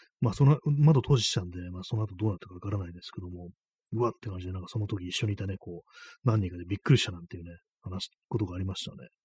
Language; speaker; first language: Japanese; native; Japanese